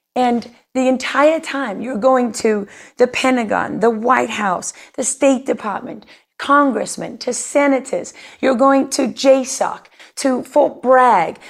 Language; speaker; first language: English; native; English